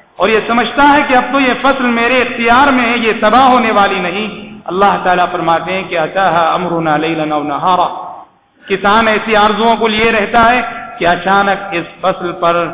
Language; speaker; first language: Urdu; native; Urdu